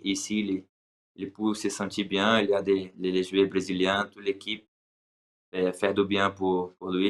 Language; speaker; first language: French; non-native, learner; Portuguese